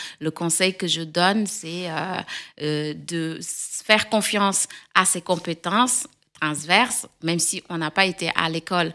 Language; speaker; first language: French; non-native, local second language; Wolof